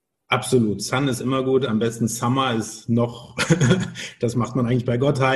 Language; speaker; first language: German; native; German